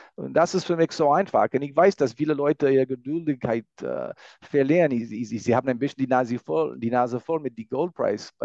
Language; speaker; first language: German; non-native, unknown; English